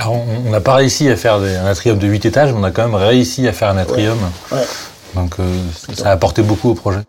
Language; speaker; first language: French; native; French